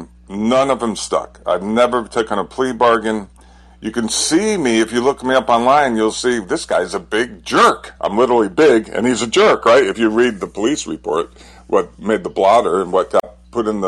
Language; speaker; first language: English; native; English